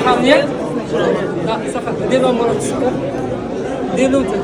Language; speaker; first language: Russian; non-native, learner; Arabic